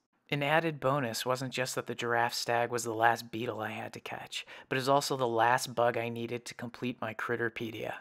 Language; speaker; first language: English; native; English